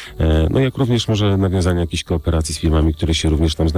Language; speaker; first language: Polish; native; Polish